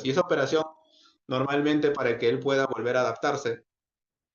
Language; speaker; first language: Spanish; native; Spanish